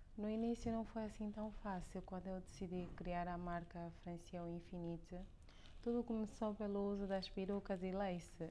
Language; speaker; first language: Portuguese; native; Portuguese